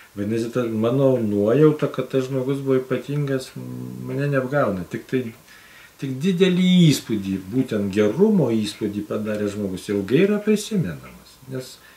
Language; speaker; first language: Lithuanian; native; Lithuanian